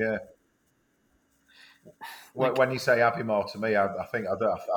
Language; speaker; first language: English; native; English